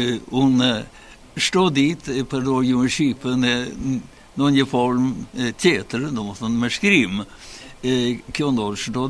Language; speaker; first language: Albanian; non-native, fluent; Swedish